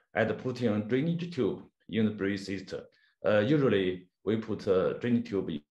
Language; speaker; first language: English; non-native, learner; Chinese